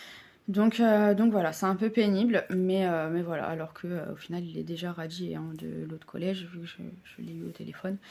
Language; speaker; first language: French; native; French